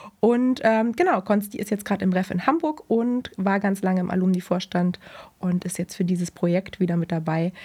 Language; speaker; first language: German; native; German